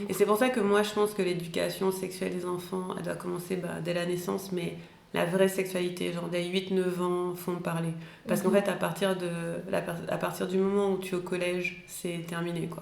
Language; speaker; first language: French; native; French